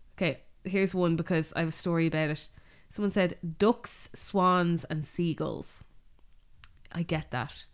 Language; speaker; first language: English; native; English